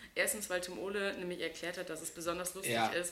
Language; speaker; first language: German; native; German